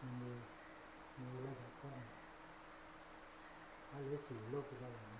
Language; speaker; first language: Thai; non-native, learner; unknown